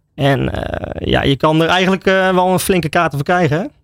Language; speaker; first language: Dutch; native; Dutch